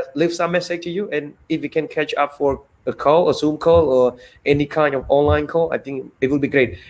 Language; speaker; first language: English; non-native, fluent; Khmer